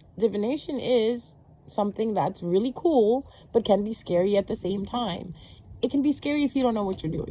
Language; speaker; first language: English; native; English